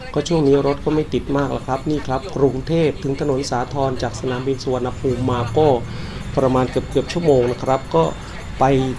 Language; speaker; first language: Thai; native; Thai